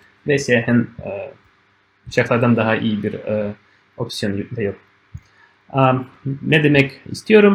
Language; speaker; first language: Turkish; non-native, fluent; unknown